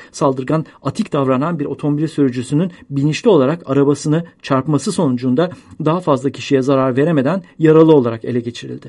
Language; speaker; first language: Turkish; native; Turkish